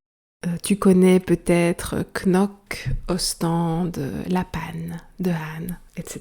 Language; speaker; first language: French; native; French